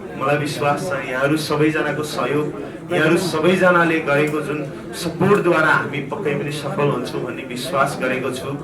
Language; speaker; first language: Nepali; native; Nepali